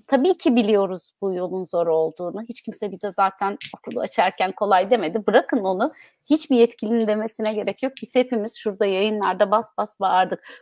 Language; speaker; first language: Turkish; native; Turkish